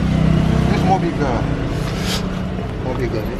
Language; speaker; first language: English; non-native, learner; Indonesian